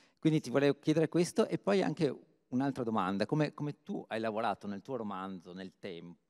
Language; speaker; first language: Italian; native; Italian